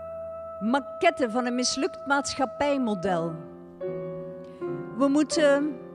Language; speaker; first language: Dutch; native; Dutch